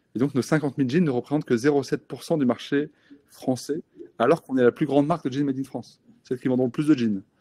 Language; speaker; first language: French; native; French